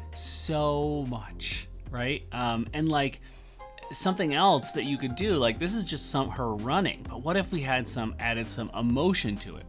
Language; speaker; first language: English; native; English